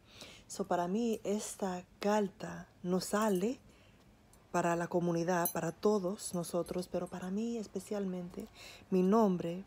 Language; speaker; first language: Spanish; early bilingual, heritage; Spanish